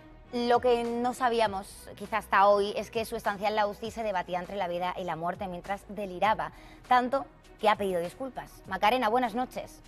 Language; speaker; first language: Spanish; native; Spanish